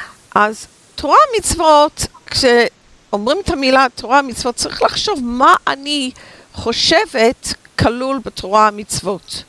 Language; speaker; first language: Hebrew; non-native, fluent; English